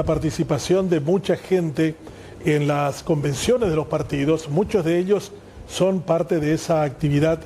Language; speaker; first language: Spanish; native; Spanish